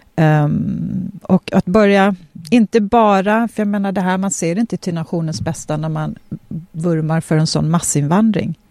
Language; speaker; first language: Swedish; early bilingual, other home language; Polish